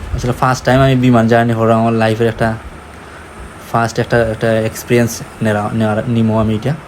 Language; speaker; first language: Bangla; non-native, local second language; Sylheti